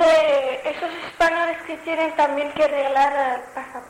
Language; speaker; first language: Spanish; non-native, learner; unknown